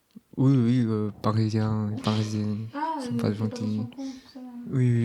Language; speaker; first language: French; non-native, learner; Korean